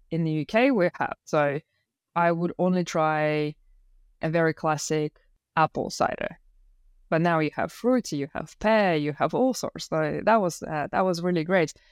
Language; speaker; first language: English; non-native, fluent; Russian